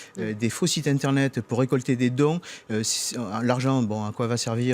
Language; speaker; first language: French; native; French